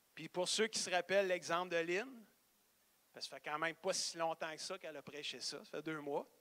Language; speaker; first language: French; native; French